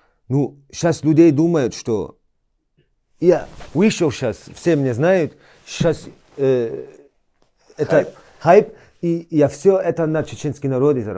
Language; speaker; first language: Russian; early bilingual, heritage; Chechen